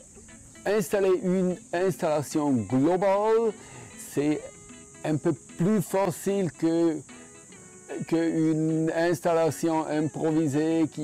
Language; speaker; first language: French; non-native, fluent; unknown